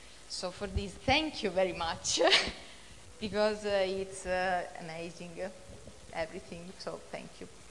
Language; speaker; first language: English; non-native, fluent; Italian